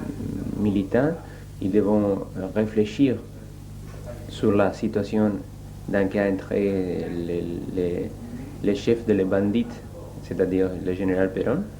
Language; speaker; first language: French; non-native, learner; Spanish